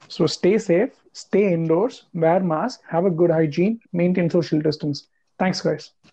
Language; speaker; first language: English; non-native, local second language; Tamil